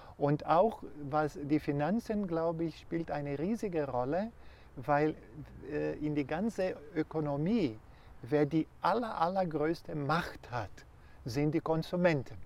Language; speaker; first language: German; non-native, fluent; Portuguese